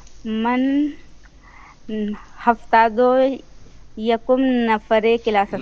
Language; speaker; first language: Persian; non-native, learner; Urdu